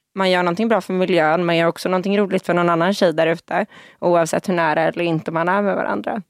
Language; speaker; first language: Swedish; early bilingual, other home language; Portuguese